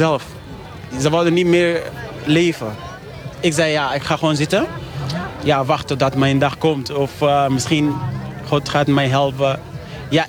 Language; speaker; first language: Dutch; non-native, learner; Arabic